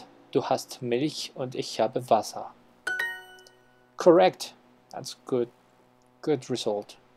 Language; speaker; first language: German; non-native, learner; Spanish